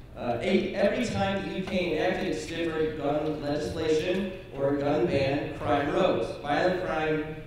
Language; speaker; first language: English; native; English